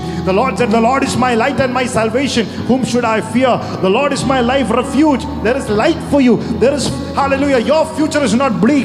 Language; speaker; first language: English; non-native, local second language; Malayalam